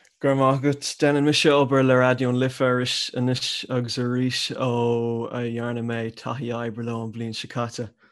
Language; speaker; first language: Irish; non-native, local second language; English